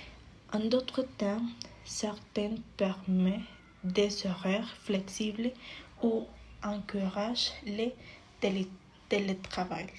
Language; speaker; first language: French; non-native, fluent; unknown